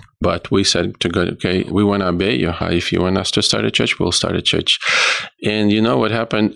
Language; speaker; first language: English; non-native, fluent; Ukrainian